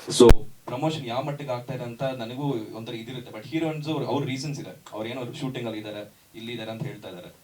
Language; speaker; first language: Kannada; native; Kannada